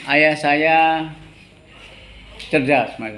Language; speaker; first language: Indonesian; native; Indonesian